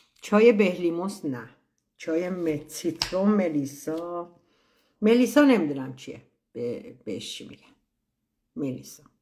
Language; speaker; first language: Persian; native; Persian